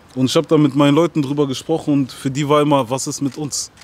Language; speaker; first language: German; native; German